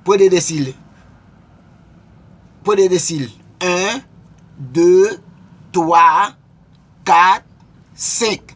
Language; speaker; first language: Spanish; non-native, local second language; Haitian Creole